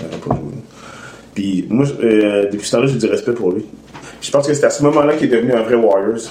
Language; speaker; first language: French; native; French